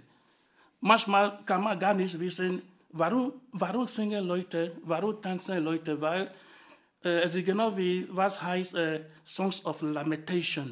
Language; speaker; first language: German; non-native, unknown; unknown